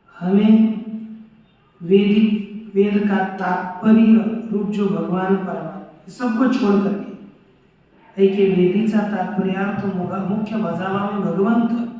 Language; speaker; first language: Hindi; non-native, local second language; Marathi